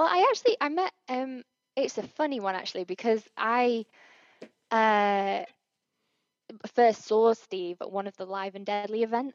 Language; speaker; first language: English; native; English